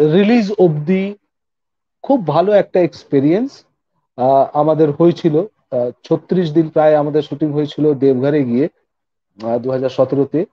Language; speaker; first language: Bangla; non-native, local second language; Hindi